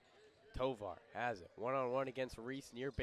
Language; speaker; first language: English; native; English